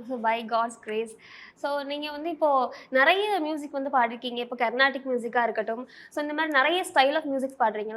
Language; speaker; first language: Tamil; native; Tamil